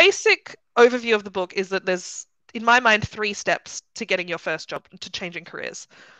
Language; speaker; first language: English; native; English